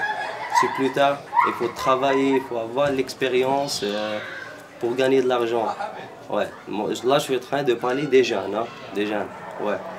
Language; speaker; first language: French; non-native, local second language; Arabic